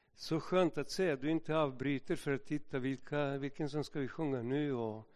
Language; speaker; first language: Swedish; non-native, fluent; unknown